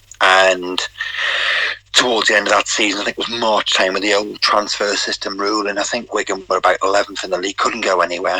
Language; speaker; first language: English; native; English